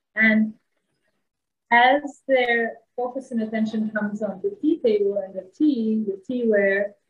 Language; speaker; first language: English; non-native, fluent; Bosnian